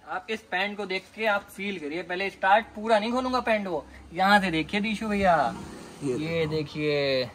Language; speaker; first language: Hindi; native; Hindi